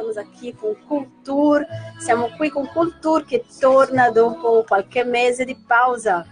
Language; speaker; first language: Italian; non-native, fluent; Portuguese